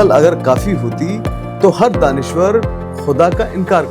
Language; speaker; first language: Hindi; native; Hindi